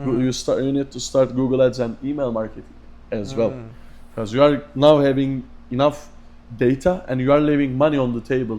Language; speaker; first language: English; non-native, fluent; Turkish